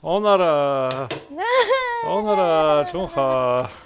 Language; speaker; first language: Russian; native; Russian